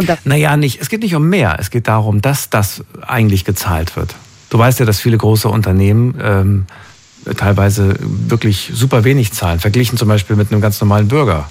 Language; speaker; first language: German; native; German